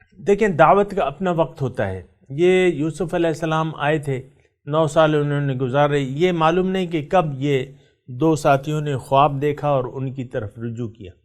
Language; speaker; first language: Urdu; non-native, local second language; Pashto